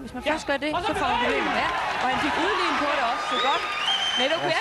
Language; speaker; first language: Danish; native; Danish